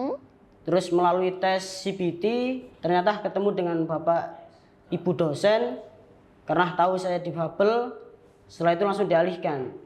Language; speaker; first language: Indonesian; non-native, local second language; Javanese